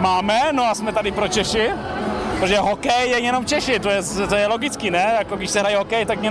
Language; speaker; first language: Czech; early bilingual, heritage; Czech